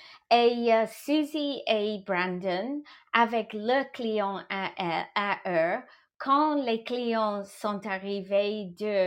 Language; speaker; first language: French; non-native, fluent; English